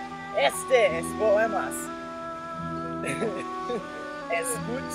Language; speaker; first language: Spanish; non-native, learner; English